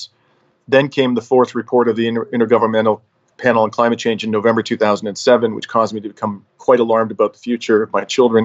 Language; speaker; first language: English; native; English